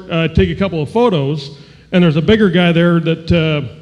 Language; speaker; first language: English; native; English